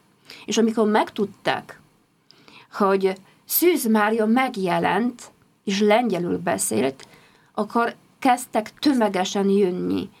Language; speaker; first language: Hungarian; non-native, fluent; Polish